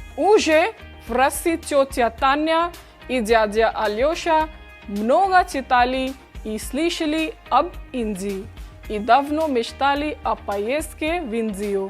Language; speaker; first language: Russian; non-native, fluent; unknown